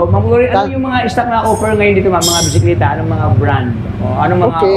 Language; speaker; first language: Filipino; native; Filipino